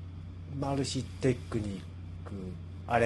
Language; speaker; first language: Japanese; native; Japanese